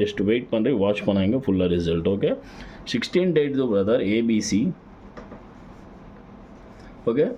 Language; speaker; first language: Tamil; non-native, learner; Kannada